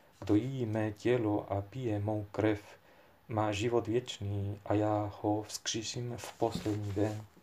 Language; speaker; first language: Czech; non-native, fluent; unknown